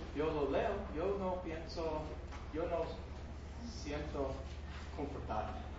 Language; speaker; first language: Spanish; non-native, learner; English